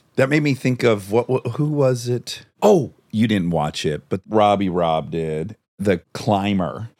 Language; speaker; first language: English; native; English